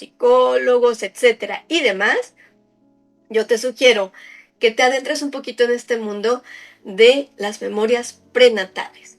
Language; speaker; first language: Spanish; native; Spanish